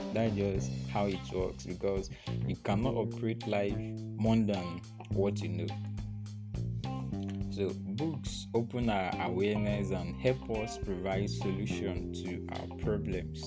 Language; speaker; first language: English; non-native, local second language; Yoruba